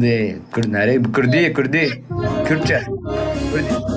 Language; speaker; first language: Turkish; native; Turkish